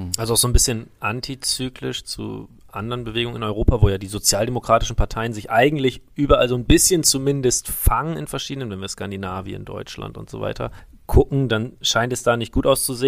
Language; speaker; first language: German; native; German